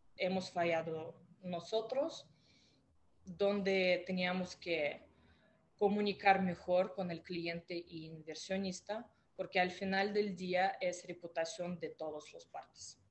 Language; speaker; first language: Spanish; non-native, fluent; Russian